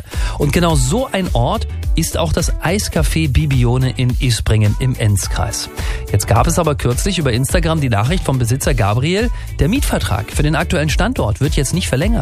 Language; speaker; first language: German; native; German